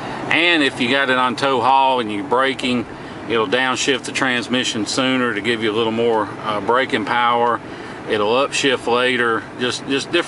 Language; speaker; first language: English; native; English